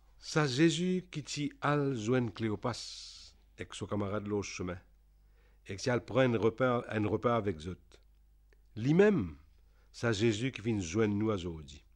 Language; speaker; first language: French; non-native, local second language; Réunion Creole French